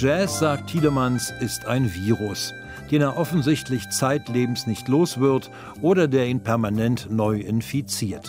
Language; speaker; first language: German; native; German